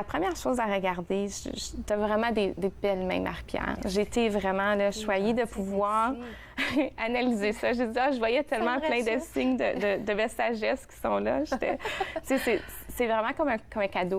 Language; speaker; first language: French; native; French